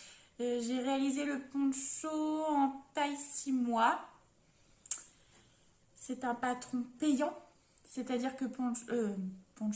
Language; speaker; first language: French; native; French